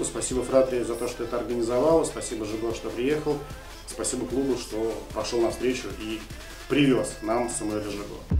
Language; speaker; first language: Russian; native; Russian